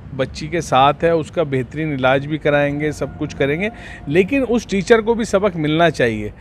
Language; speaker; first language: Hindi; native; Hindi